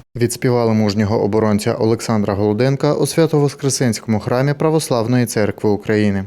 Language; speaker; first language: Ukrainian; native; Ukrainian